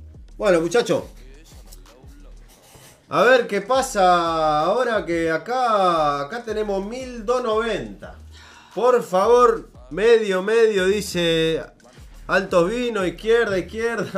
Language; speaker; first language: Spanish; native; Spanish